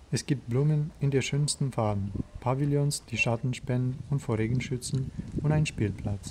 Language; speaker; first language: German; native; German